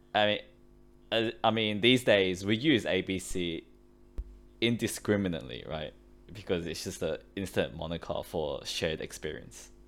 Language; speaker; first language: English; early bilingual, other home language; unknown